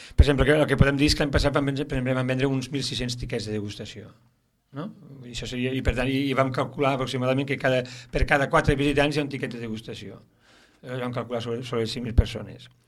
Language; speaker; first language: Catalan; native; Catalan